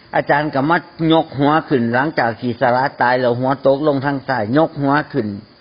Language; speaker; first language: Thai; native; Thai